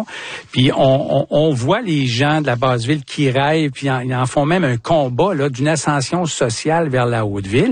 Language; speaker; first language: French; native; French